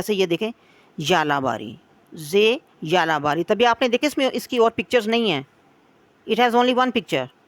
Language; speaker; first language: Urdu; native; Urdu